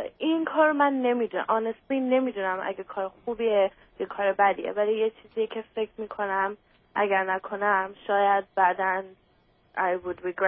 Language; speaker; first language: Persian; early bilingual, other home language; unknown